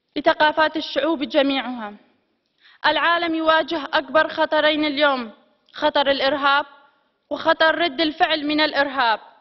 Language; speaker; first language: Arabic; non-native, local second language; Kurdish